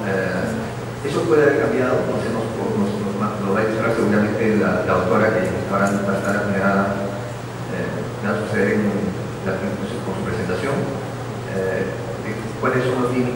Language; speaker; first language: Spanish; native; Spanish